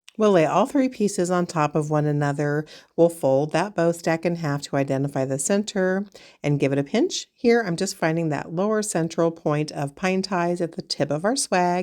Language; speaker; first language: English; native; English